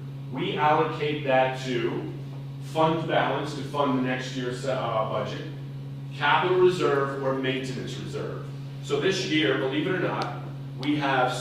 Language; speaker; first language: English; native; English